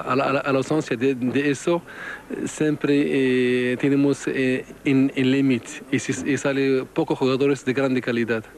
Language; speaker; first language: Spanish; non-native, fluent; Arabic